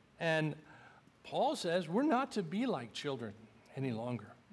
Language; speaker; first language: English; native; English